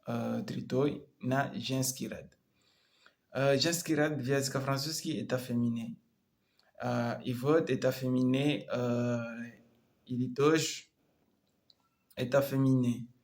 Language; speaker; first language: Russian; non-native, learner; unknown